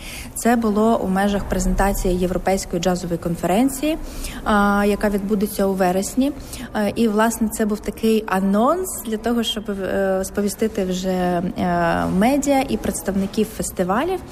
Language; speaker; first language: Ukrainian; native; Ukrainian